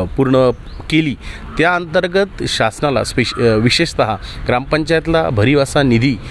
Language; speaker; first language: Marathi; native; Marathi